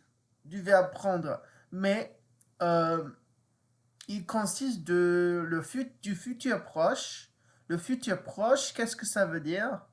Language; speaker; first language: French; non-native, learner; English